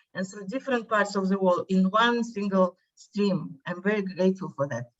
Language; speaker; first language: English; non-native, fluent; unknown